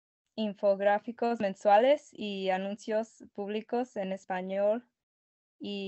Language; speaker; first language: Spanish; early bilingual, other home language; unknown